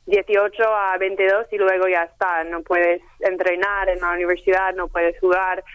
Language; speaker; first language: Spanish; non-native, fluent; English